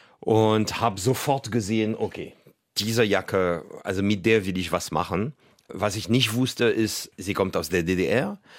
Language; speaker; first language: German; non-native, fluent; French